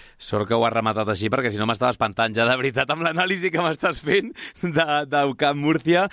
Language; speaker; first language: Catalan; native; Catalan